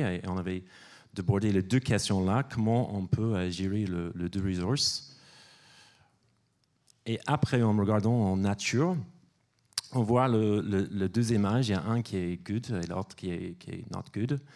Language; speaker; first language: French; non-native, fluent; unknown